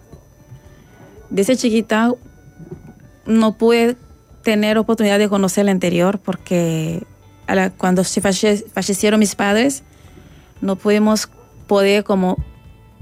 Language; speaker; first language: Spanish; non-native, fluent; Rundi